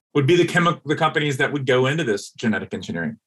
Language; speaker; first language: English; native; English